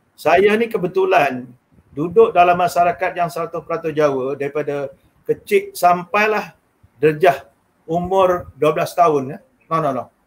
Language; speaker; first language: Malay; non-native, local second language; Javanese